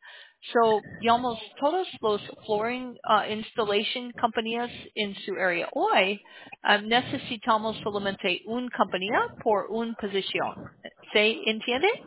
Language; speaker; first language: Spanish; non-native, learner; English